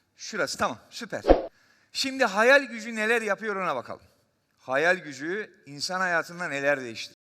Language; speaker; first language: Turkish; native; Turkish